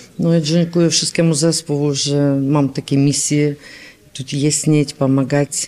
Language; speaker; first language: Polish; non-native, learner; Ukrainian